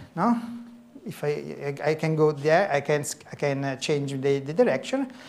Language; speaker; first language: English; non-native, fluent; Italian